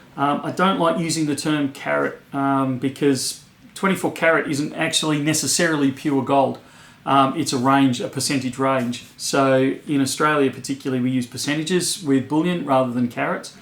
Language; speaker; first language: English; native; English